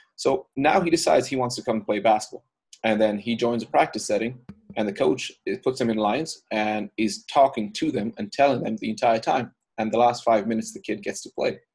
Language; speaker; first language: English; native; English